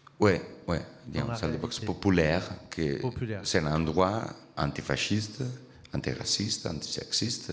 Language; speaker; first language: French; non-native, learner; Italian